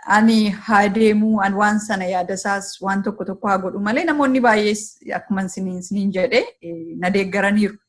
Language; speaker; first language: Oromo; early bilingual, heritage; Oromo